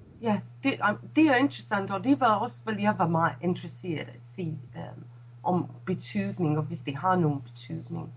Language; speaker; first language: Danish; non-native, fluent; English